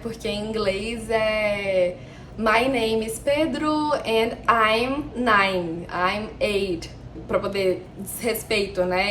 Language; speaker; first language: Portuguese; native; Portuguese